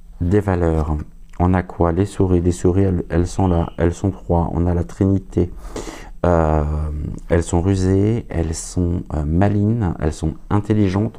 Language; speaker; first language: French; native; French